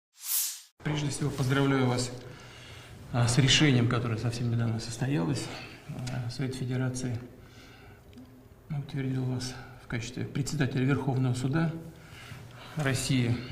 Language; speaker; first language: Russian; native; Russian